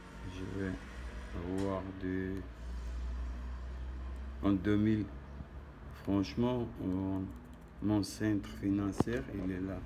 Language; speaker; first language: French; non-native, learner; Armenian